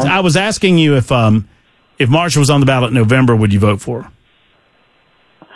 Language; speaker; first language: English; native; English